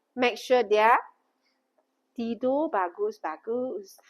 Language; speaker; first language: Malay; non-native, local second language; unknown